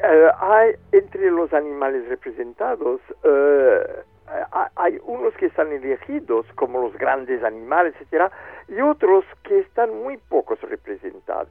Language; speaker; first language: Spanish; non-native, fluent; French